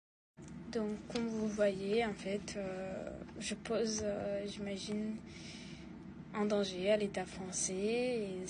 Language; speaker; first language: French; non-native, fluent; Russian